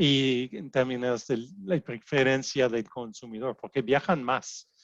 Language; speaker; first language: Spanish; non-native, fluent; French